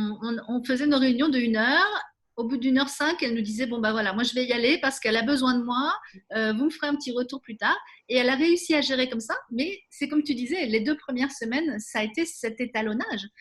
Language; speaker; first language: French; native; French